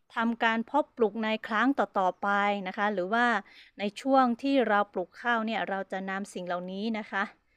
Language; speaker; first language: Thai; non-native, local second language; Hmong